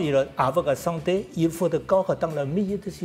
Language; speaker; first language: French; non-native, learner; Chinese